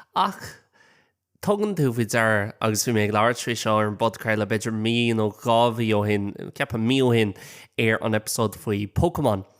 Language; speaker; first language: Irish; non-native, local second language; English